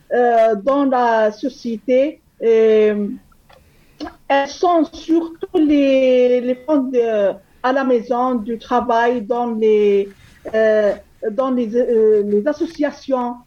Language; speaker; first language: French; non-native, fluent; Arabic